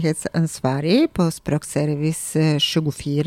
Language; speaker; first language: Swedish; non-native, fluent; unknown